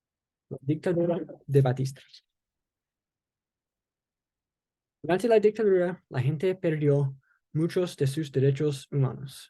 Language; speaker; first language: Spanish; non-native, learner; English